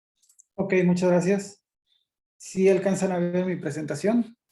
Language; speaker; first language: Spanish; native; Spanish